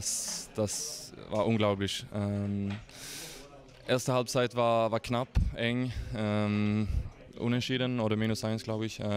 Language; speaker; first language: German; non-native, fluent; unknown